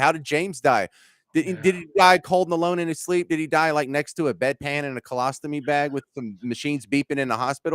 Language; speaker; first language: English; native; English